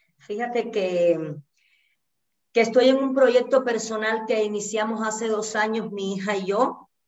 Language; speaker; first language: Spanish; native; Spanish